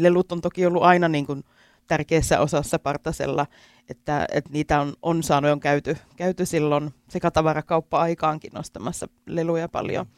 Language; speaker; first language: Finnish; native; Finnish